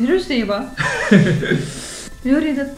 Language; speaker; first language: Japanese; non-native, fluent; Russian